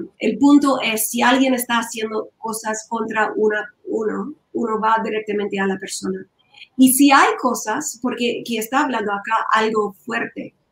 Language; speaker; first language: Spanish; non-native, learner; English